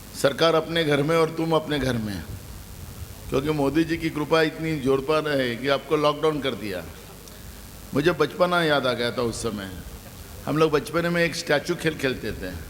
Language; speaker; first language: Hindi; non-native, local second language; Marathi